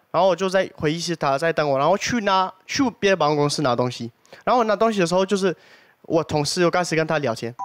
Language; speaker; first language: Chinese; non-native, fluent; Arabic